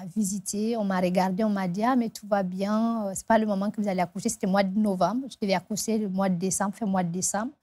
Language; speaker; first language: French; non-native, local second language; Fula